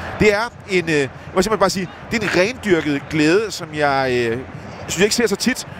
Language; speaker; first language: Danish; native; Danish